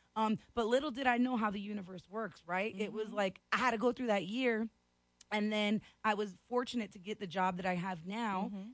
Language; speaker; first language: English; native; English